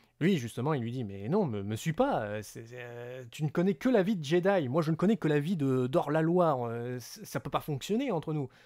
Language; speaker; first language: French; native; French